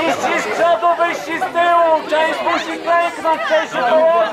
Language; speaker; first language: Polish; native; Polish